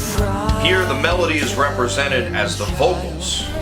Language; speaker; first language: English; native; English